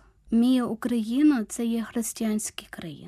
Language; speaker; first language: Ukrainian; non-native, fluent; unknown